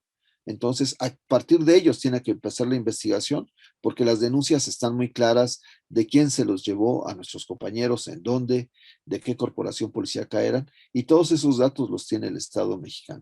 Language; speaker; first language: Spanish; native; Spanish